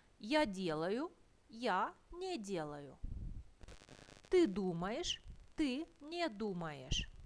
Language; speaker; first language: Russian; non-native, fluent; Turkish